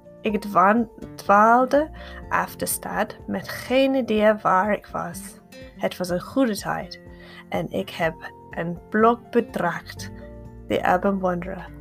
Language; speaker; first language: Dutch; non-native, learner; English